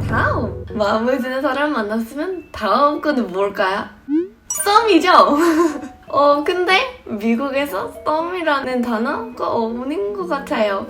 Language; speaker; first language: Korean; non-native, fluent; English